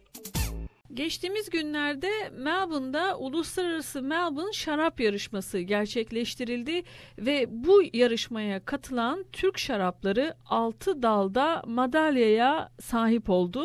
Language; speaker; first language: Turkish; native; Turkish